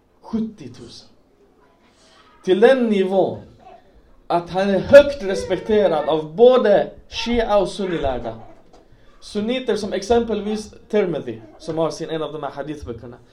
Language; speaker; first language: Swedish; non-native, local second language; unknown